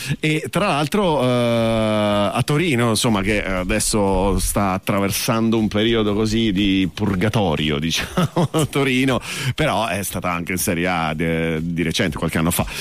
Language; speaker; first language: Italian; native; Italian